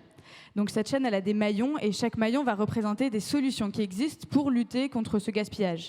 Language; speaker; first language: French; native; French